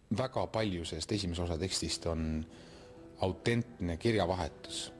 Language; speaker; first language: Estonian; native; Estonian